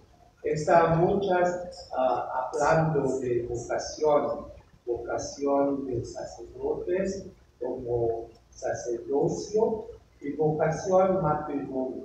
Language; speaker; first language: Spanish; non-native, learner; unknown